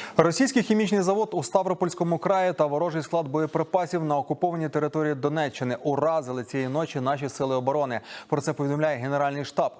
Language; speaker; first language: Ukrainian; native; Ukrainian